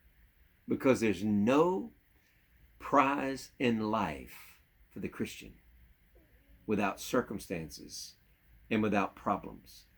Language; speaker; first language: English; native; English